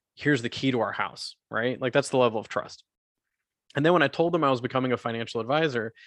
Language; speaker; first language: English; native; English